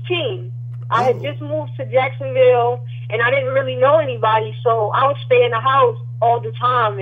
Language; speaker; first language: English; native; English